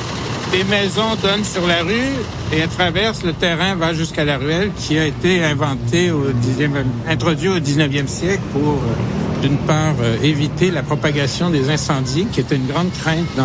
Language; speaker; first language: French; native; French